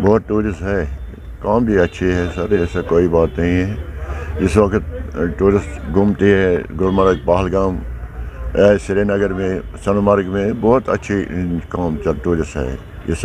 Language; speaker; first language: Hindi; non-native, local second language; Kashmiri